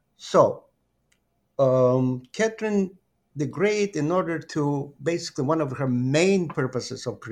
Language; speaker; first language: English; non-native, fluent; Ukrainian